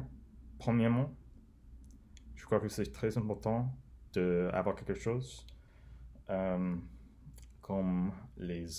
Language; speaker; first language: French; non-native, learner; English